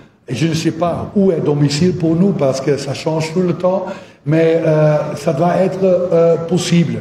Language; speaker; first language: French; non-native, fluent; Dutch